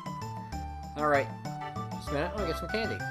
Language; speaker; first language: English; native; English